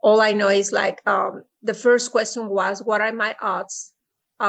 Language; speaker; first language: English; non-native, fluent; Spanish